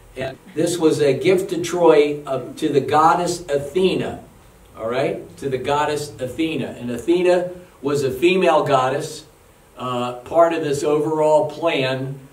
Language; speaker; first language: English; native; English